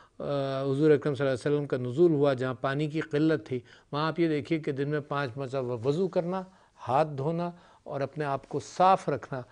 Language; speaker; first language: Urdu; native; Urdu